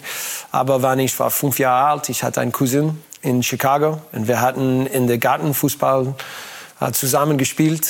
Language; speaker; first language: German; non-native, learner; English